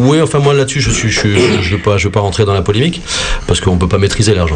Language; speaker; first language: French; native; French